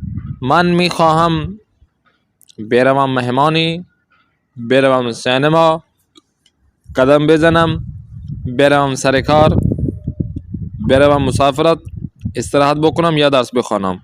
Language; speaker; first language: Persian; non-native, fluent; Urdu